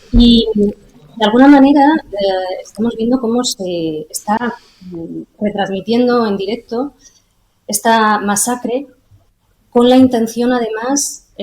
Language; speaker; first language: Spanish; native; Spanish